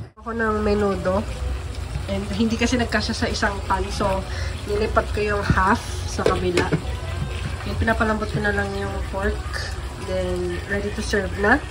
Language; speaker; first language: Filipino; native; Filipino